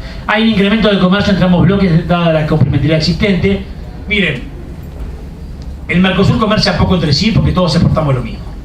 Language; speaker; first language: Spanish; native; Spanish